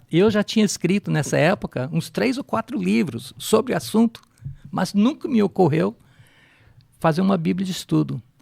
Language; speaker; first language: Portuguese; non-native, fluent; English